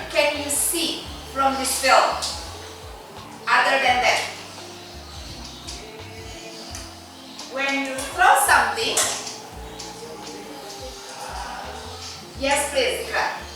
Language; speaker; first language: English; non-native, fluent; Indonesian